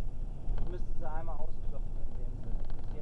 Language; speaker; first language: German; native; German